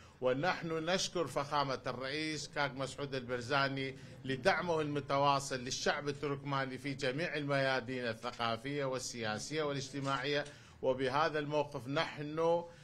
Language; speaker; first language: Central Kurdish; non-native, local second language; Azerbaijani